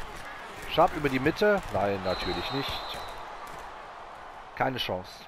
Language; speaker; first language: German; native; German